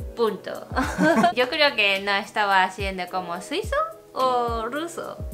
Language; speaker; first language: Spanish; non-native, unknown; Japanese